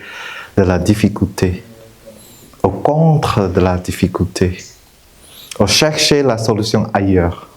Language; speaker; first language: French; non-native, fluent; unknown